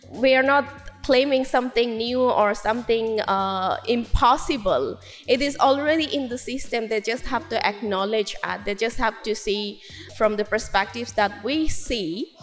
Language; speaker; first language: English; non-native, local second language; Kok Borok